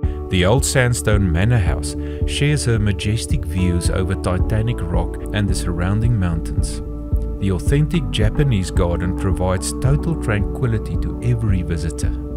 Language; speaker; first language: English; non-native, local second language; Afrikaans